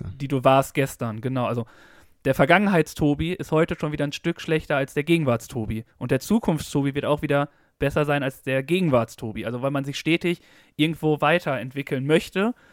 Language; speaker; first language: German; native; German